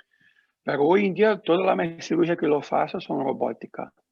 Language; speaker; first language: Spanish; non-native, learner; Portuguese